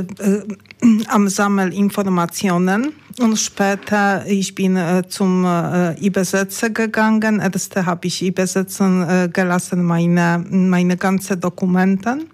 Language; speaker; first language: German; non-native, learner; Polish